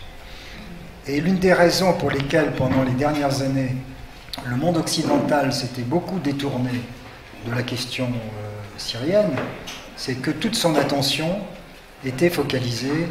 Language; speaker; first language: French; native; French